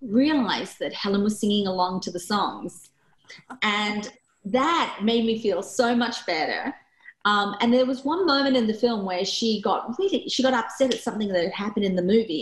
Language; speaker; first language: English; early bilingual, other home language; Korean